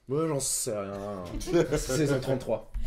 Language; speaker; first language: French; native; French